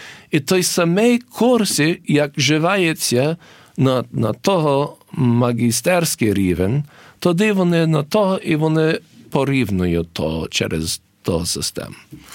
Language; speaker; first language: Ukrainian; early bilingual, heritage; English